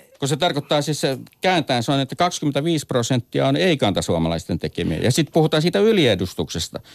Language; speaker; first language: Finnish; native; Finnish